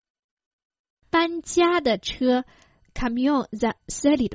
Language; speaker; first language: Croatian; non-native, fluent; Chinese